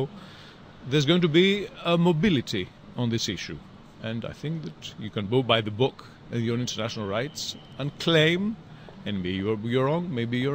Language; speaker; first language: English; non-native, fluent; Greek